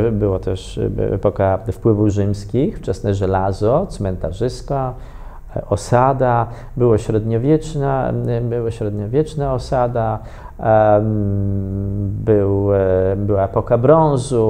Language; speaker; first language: Polish; native; Polish